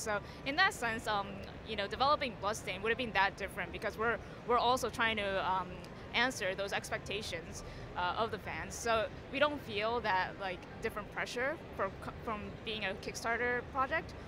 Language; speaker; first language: English; non-native, fluent; Japanese